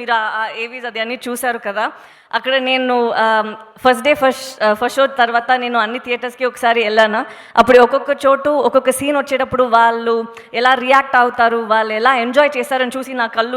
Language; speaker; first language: Telugu; non-native, local second language; Tamil